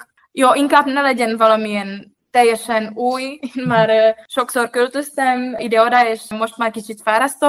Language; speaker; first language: Hungarian; non-native, fluent; Czech